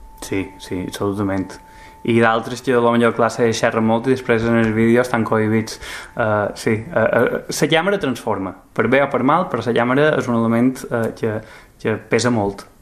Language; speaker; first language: Catalan; native; Catalan